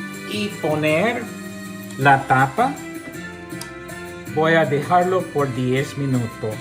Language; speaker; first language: Spanish; non-native, learner; English